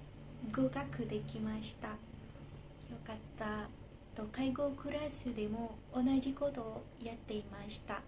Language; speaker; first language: Japanese; non-native, learner; Indonesian